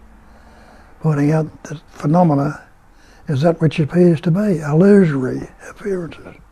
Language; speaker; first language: English; native; English